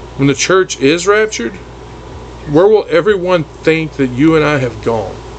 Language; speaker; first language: English; native; English